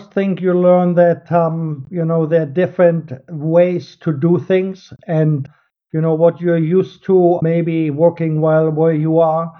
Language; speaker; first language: English; non-native, fluent; German